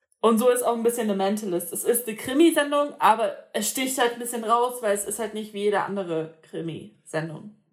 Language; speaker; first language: German; native; German